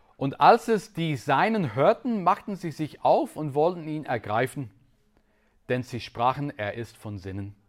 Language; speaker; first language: German; non-native, fluent; English